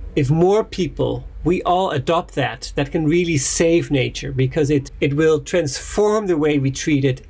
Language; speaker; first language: English; non-native, fluent; Dutch